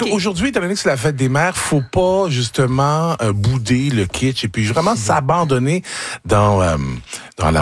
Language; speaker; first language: French; native; French